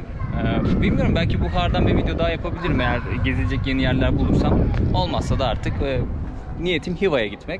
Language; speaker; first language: Turkish; native; Turkish